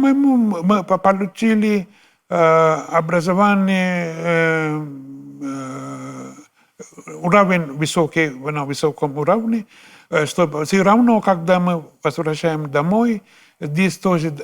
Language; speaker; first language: Russian; non-native, fluent; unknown